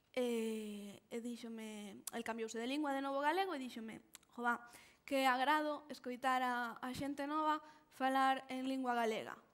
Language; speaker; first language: Galician; non-native, local second language; Spanish